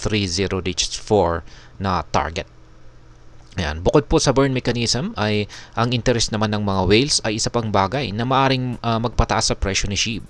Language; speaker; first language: Filipino; native; Filipino